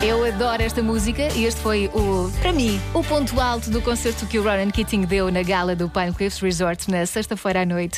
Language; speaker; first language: Portuguese; native; Portuguese